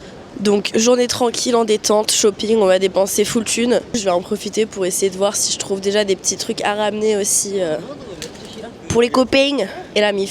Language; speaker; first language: French; native; French